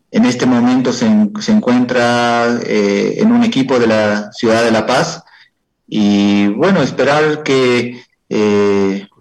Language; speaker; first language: Spanish; native; Spanish